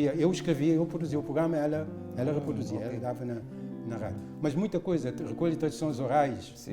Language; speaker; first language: Portuguese; non-native, local second language; Kabuverdianu